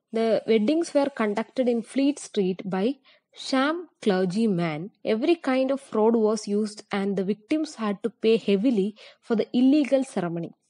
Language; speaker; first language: English; non-native, local second language; Malayalam